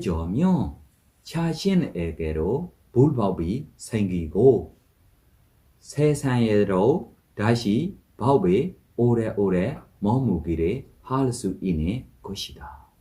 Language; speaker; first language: Korean; non-native, fluent; Burmese